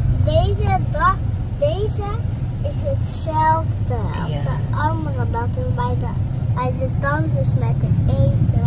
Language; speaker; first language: Dutch; early bilingual, other home language; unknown